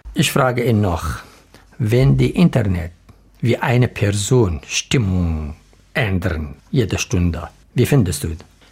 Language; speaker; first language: German; non-native, learner; Arabic